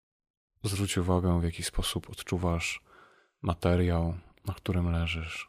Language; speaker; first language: Polish; native; Polish